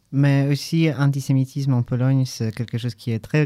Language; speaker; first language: French; non-native, learner; Polish